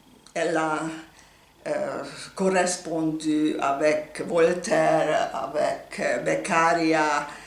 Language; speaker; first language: French; non-native, fluent; Hungarian